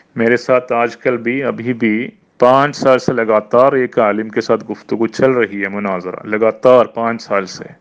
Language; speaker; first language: Urdu; non-native, fluent; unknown